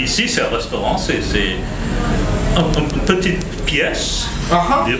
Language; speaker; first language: French; non-native, learner; English